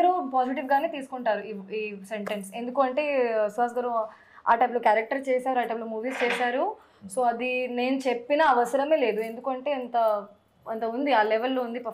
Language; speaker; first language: Telugu; non-native, learner; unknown